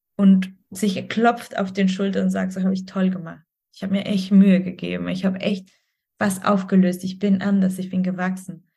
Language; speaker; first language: German; non-native, fluent; Spanish